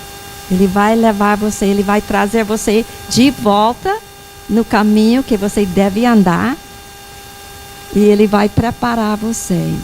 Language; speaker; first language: Portuguese; non-native, fluent; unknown